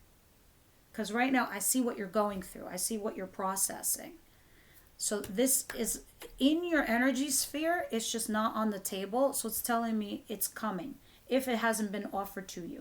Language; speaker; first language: English; native; English